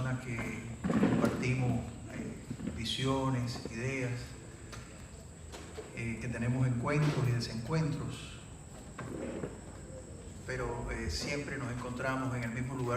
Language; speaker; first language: Spanish; native; Spanish